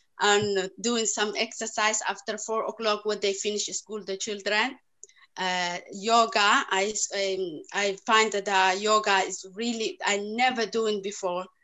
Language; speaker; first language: English; non-native, learner; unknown